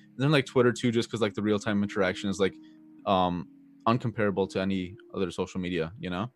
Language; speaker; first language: English; native; English